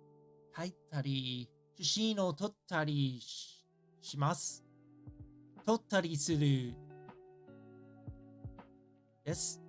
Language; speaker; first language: Japanese; non-native, learner; English